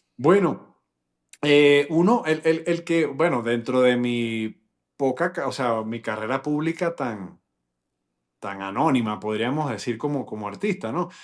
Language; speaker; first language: Spanish; non-native, local second language; English